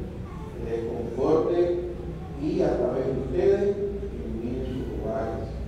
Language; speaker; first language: Spanish; native; Spanish